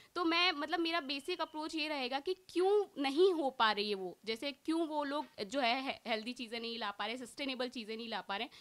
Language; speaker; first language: Hindi; native; Hindi